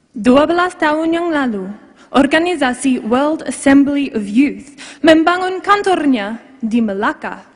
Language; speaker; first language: Malay; non-native, fluent; English